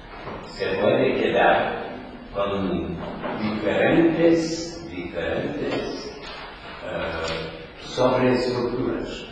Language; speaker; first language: Spanish; non-native, fluent; Polish